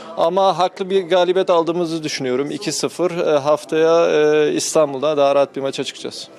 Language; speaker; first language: Turkish; early bilingual, heritage; Turkish